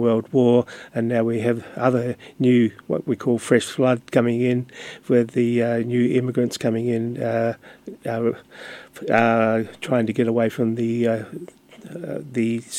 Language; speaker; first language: English; non-native, local second language; Ukrainian